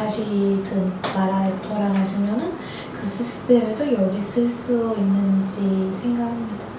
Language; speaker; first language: Korean; non-native, learner; Turkish